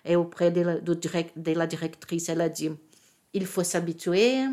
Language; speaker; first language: French; non-native, fluent; Portuguese